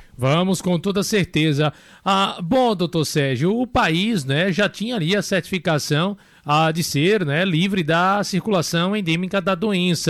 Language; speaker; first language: Portuguese; native; Portuguese